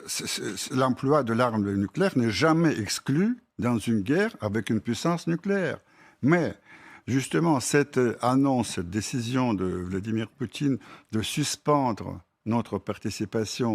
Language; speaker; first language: French; non-native, fluent; Russian